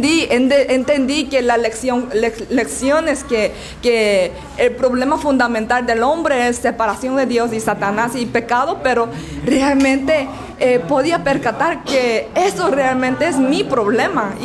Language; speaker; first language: Spanish; non-native, learner; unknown